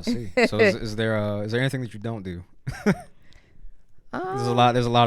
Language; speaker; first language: English; native; English